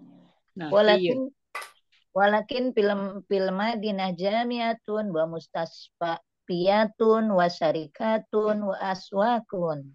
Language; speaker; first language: Arabic; non-native, learner; Indonesian